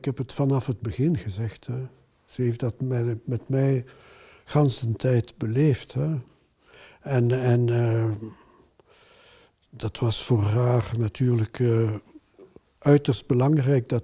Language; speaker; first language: Dutch; non-native, local second language; French